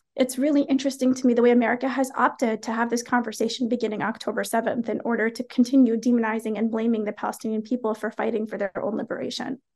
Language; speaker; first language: English; early bilingual, other home language; Arabic